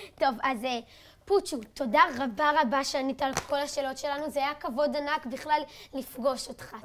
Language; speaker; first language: Hebrew; native; Hebrew